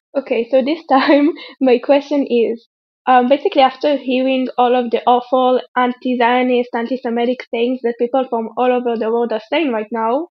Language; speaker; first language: English; non-native, fluent; German